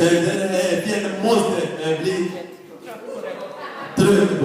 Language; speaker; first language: Swedish; non-native, fluent; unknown